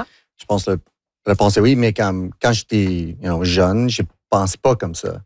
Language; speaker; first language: French; non-native, local second language; English